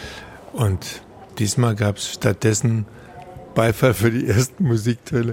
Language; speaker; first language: German; native; German